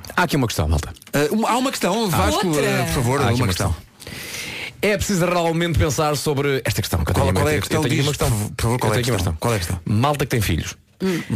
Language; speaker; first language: Portuguese; native; Portuguese